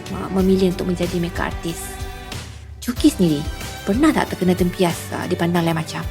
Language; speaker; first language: Malay; native; Malay